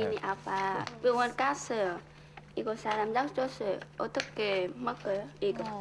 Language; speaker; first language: Korean; non-native, learner; Vietnamese